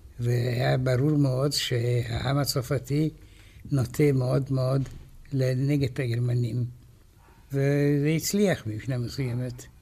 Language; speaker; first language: Hebrew; non-native, fluent; Romanian